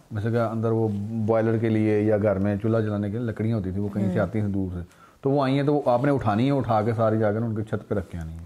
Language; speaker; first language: Urdu; native; Urdu